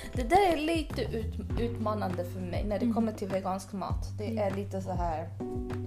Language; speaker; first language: Swedish; early bilingual, other home language; Spanish